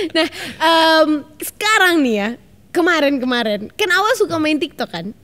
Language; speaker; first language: Indonesian; native; Indonesian